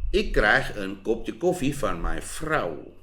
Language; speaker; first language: Dutch; non-native, fluent; Thai